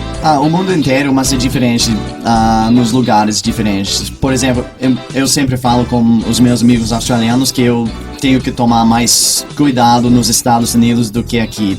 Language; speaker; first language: Portuguese; non-native, fluent; English